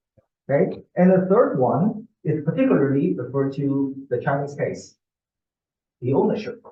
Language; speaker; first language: English; non-native, fluent; Chinese